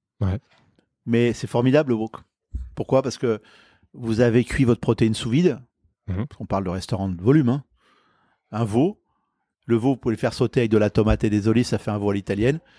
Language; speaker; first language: French; native; French